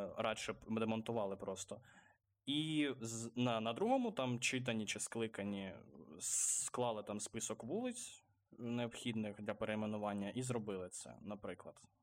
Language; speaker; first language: Ukrainian; non-native, local second language; Russian